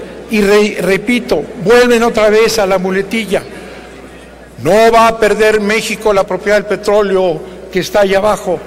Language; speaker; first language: Spanish; native; Spanish